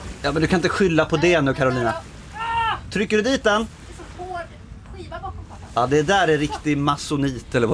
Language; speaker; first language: Swedish; native; Swedish